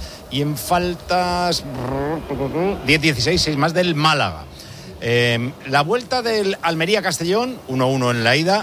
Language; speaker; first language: Spanish; native; Spanish